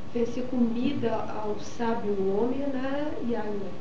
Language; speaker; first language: Portuguese; native; Portuguese